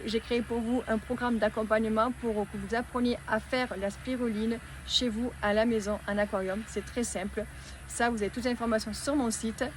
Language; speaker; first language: French; native; French